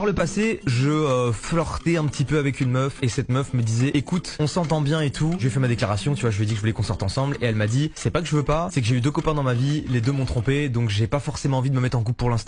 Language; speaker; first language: French; native; French